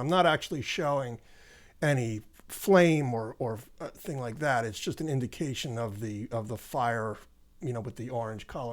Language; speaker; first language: English; native; English